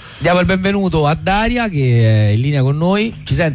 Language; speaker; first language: Italian; native; Italian